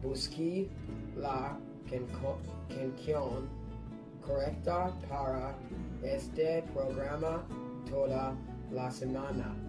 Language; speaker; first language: Spanish; non-native, learner; English